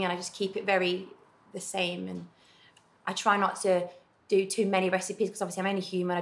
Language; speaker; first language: English; native; English